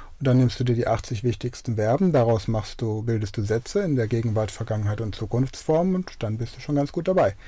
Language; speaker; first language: German; native; German